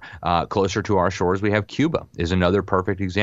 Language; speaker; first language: English; native; English